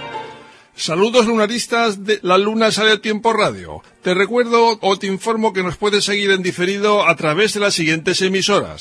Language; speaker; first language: Spanish; native; Spanish